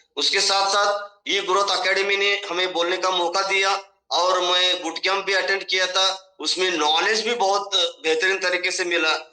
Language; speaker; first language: Hindi; non-native, local second language; Marathi